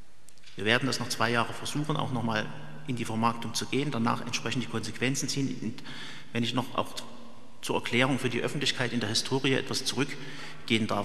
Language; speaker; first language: German; native; German